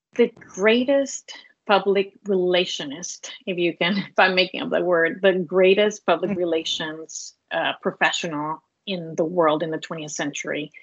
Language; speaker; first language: English; non-native, fluent; Spanish